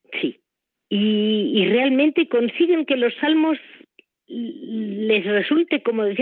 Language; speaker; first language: Spanish; native; Spanish